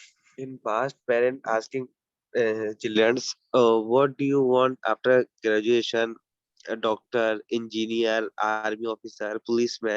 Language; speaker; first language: English; non-native, learner; Urdu